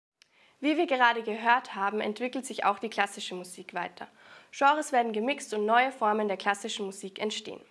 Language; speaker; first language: German; native; German